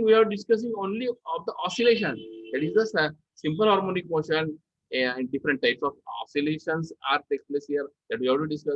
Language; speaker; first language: English; non-native, local second language; Marathi